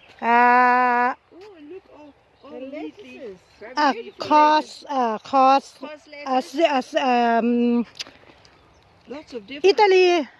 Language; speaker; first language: English; non-native, learner; Thai